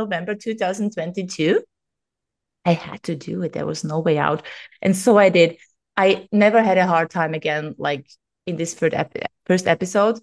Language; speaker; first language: English; non-native, fluent; German